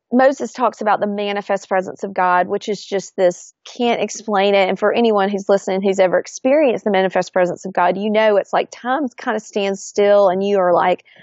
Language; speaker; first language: English; native; English